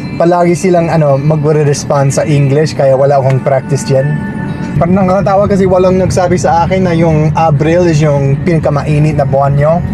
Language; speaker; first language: Filipino; non-native, fluent; English